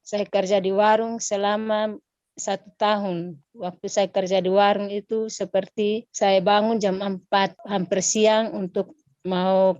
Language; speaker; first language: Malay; non-native, local second language; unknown